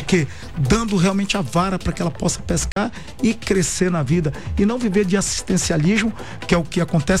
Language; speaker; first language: Portuguese; native; Portuguese